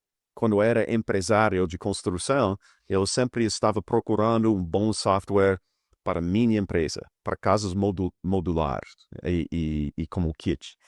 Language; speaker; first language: Portuguese; non-native, fluent; English